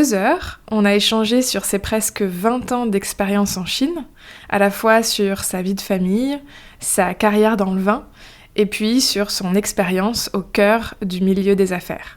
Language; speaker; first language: French; native; French